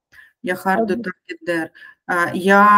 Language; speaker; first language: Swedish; non-native, learner; Russian